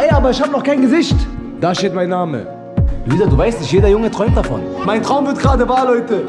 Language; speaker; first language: German; native; German